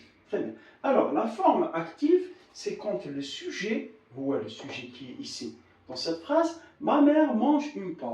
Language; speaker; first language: French; non-native, local second language; Arabic